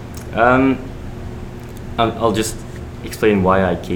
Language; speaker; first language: English; non-native, fluent; Dutch